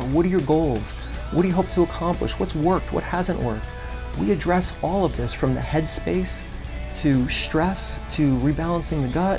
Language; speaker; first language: English; native; English